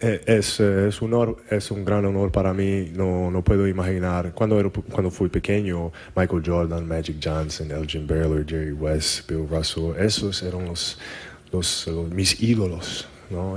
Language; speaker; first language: Spanish; non-native, learner; English